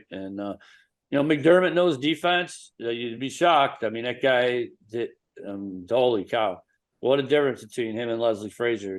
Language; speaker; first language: English; native; English